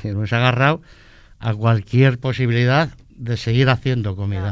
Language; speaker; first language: Spanish; non-native, local second language; Catalan